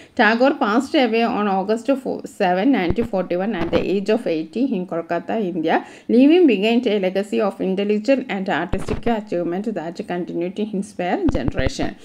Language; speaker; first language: English; non-native, local second language; Malayalam